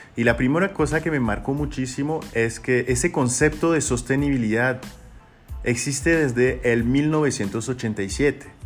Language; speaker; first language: Spanish; non-native, fluent; French